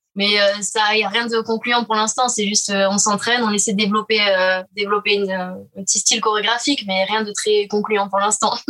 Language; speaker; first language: French; native; French